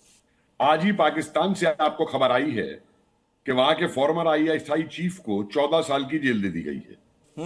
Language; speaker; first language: Hindi; native; Hindi